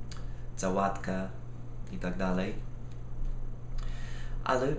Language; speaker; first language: Polish; non-native, fluent; English